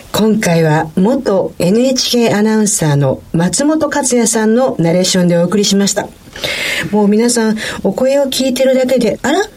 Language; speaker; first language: Japanese; native; Japanese